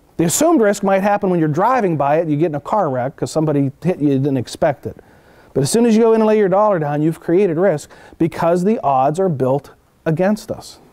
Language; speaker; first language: English; native; English